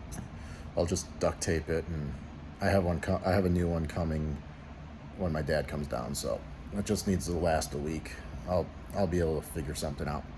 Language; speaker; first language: English; native; English